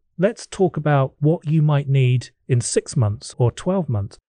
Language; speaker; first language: English; native; English